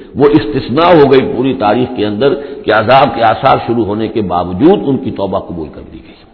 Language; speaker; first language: Urdu; native; Urdu